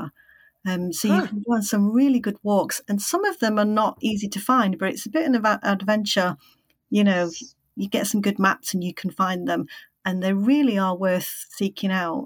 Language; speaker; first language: English; native; English